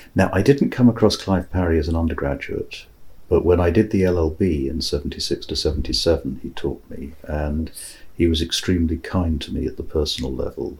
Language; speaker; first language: English; native; English